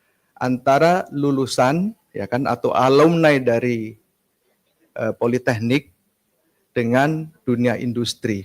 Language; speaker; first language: Indonesian; native; Indonesian